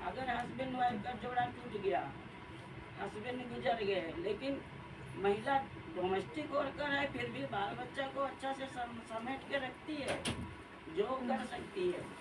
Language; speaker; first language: Hindi; non-native, local second language; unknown